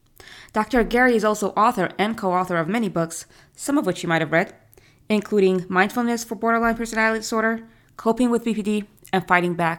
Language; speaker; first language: English; early bilingual, other home language; Yiddish